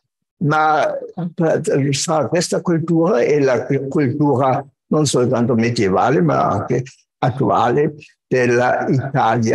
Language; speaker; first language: Italian; non-native, fluent; German